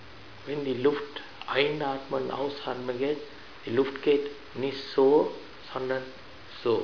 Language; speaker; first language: German; non-native, fluent; Sinhala